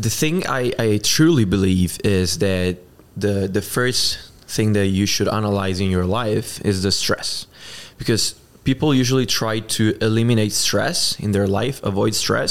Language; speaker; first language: English; non-native, fluent; Italian